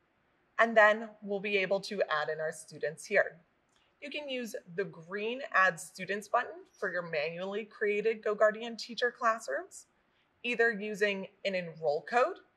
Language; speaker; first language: English; native; English